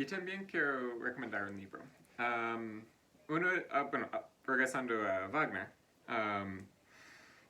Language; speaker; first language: Spanish; non-native, fluent; English